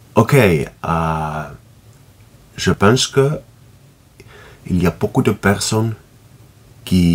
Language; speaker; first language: French; non-native, learner; Finnish